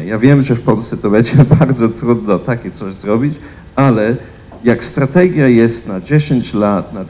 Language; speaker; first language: Polish; non-native, fluent; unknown